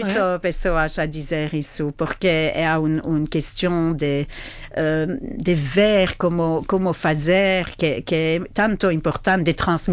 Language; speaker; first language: Portuguese; non-native, fluent; French